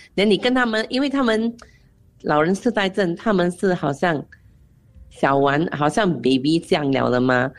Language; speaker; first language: Chinese; non-native, local second language; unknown